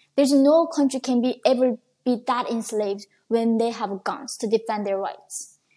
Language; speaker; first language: English; non-native, fluent; Korean